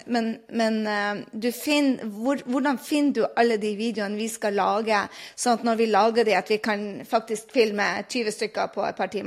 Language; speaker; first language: Norwegian; native; Norwegian